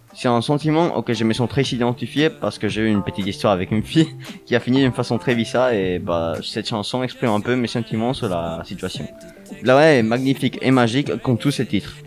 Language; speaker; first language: French; early bilingual, other home language; Spanish